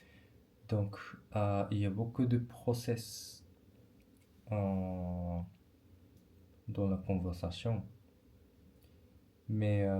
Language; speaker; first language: French; non-native, learner; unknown